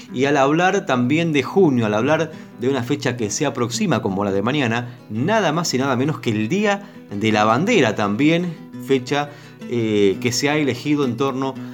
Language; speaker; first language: Spanish; native; Spanish